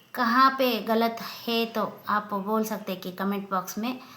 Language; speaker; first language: Hindi; non-native, local second language; Kannada